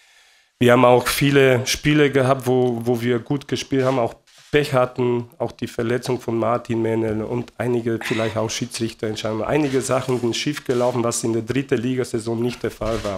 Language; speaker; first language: German; non-native, fluent; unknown